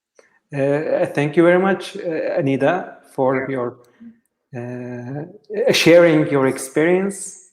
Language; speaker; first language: English; non-native, fluent; Turkish